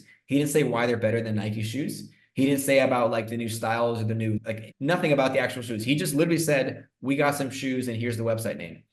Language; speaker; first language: English; native; English